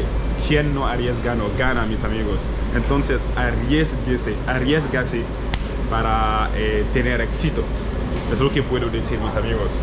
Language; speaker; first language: Spanish; non-native, learner; French